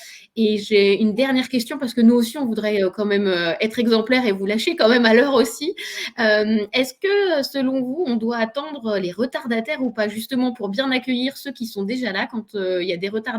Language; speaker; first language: French; native; French